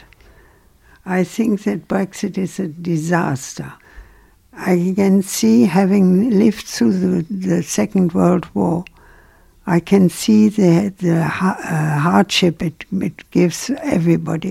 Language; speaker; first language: English; non-native, fluent; German